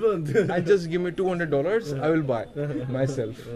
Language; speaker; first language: English; non-native, local second language; Hindi